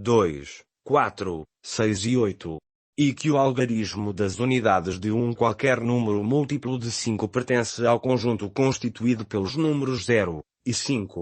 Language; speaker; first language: Portuguese; native; Portuguese